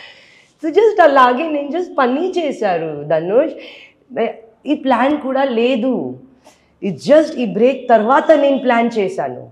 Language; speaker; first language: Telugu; non-native, learner; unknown